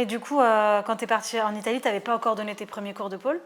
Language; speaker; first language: French; native; French